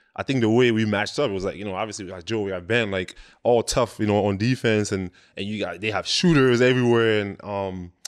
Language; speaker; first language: English; non-native, local second language; French